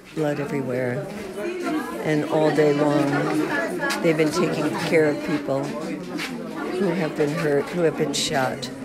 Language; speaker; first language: English; native; English